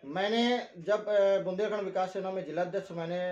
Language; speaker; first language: Hindi; native; Hindi